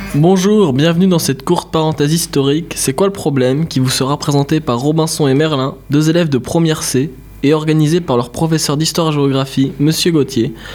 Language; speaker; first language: French; native; French